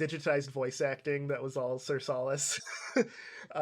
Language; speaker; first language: English; native; English